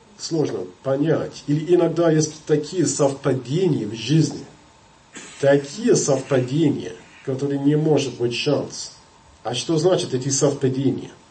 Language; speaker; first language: Russian; non-native, fluent; English